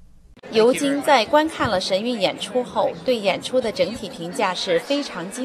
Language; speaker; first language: Chinese; native; Chinese